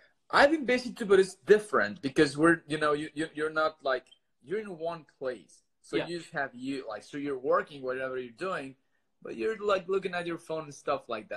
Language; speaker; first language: English; early bilingual, other home language; Spanish